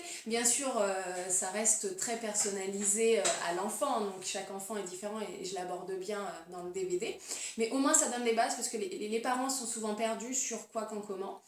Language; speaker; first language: French; native; French